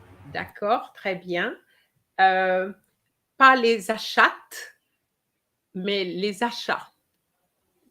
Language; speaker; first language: French; non-native, fluent; English